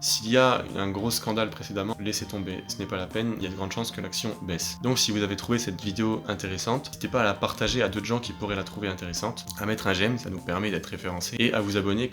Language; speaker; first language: French; native; French